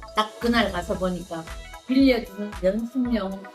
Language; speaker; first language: Korean; native; Korean